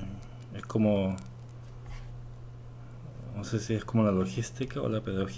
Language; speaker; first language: Spanish; non-native, fluent; Korean